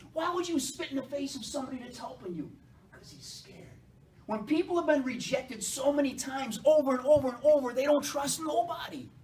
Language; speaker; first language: English; native; English